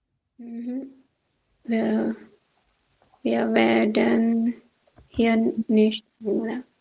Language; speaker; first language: German; non-native, learner; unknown